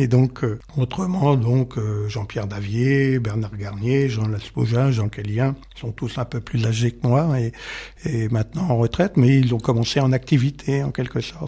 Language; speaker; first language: French; native; French